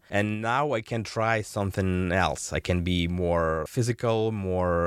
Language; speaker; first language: English; non-native, fluent; Russian